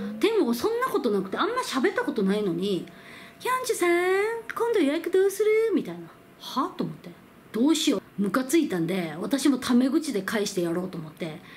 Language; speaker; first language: Japanese; non-native, fluent; Korean